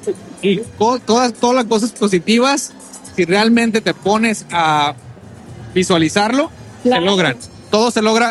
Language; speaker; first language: Spanish; early bilingual, heritage; Spanish